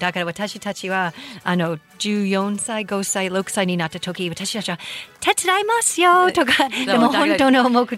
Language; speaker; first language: Japanese; non-native, fluent; English